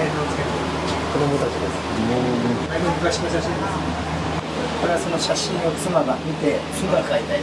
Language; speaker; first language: Japanese; native; Japanese